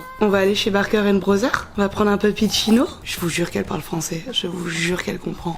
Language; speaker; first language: French; native; French